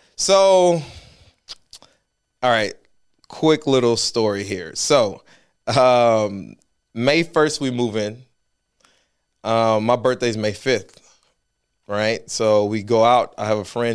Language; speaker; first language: English; early bilingual, other home language; Spanish